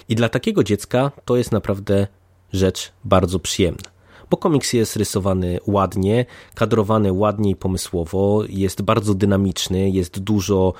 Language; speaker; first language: Polish; native; Polish